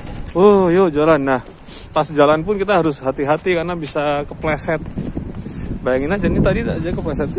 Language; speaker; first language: Indonesian; non-native, local second language; Javanese